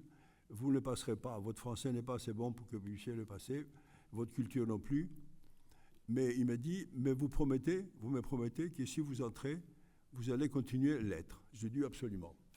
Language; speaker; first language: French; non-native, fluent; Greek